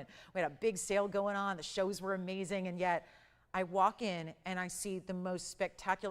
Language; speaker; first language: English; native; English